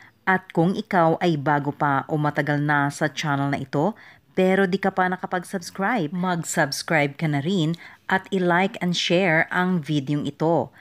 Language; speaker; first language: Filipino; native; Filipino